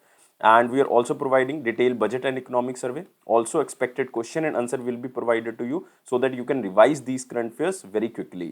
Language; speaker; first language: English; non-native, local second language; Hindi